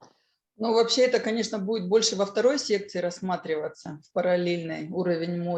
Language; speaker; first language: Russian; native; Russian